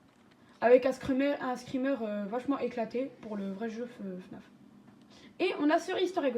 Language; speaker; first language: French; native; French